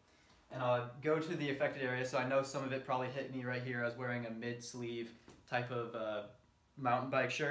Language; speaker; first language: English; native; English